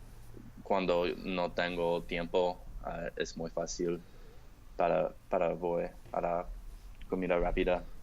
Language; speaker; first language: Spanish; non-native, learner; English